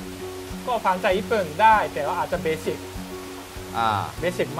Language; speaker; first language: Thai; non-native, fluent; Japanese